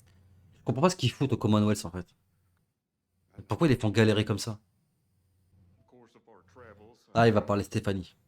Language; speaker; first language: French; native; French